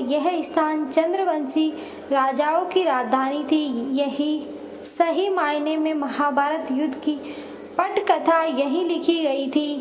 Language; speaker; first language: Hindi; native; Hindi